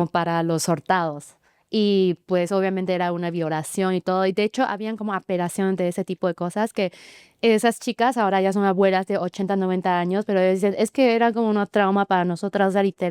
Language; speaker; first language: Spanish; non-native, fluent; Chinese